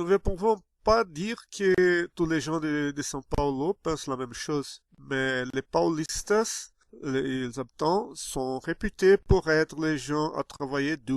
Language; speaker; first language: French; non-native, fluent; Portuguese